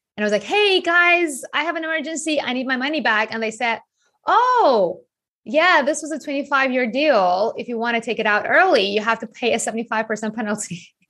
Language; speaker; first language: English; non-native, fluent; Persian